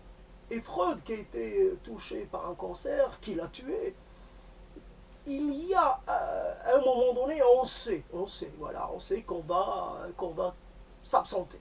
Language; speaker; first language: French; native; French